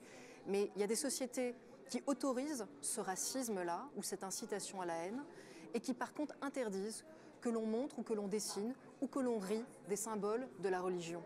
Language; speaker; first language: French; native; French